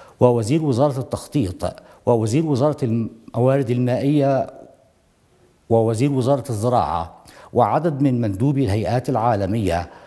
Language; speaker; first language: Arabic; non-native, local second language; Somali